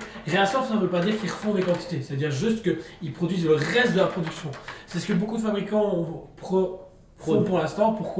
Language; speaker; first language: French; native; French